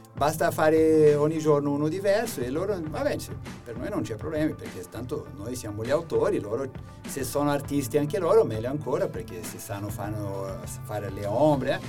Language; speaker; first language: Italian; non-native, fluent; Portuguese